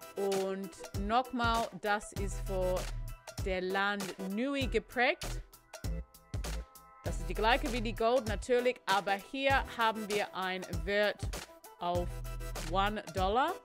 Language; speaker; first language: German; non-native, learner; English